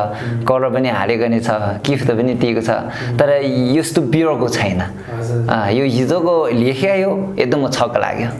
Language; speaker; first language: Nepali; non-native, learner; Chinese